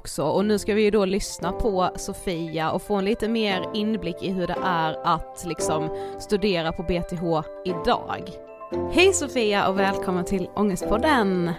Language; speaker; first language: Swedish; native; Swedish